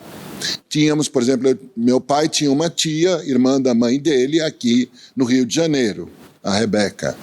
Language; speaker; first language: Portuguese; early bilingual, other home language; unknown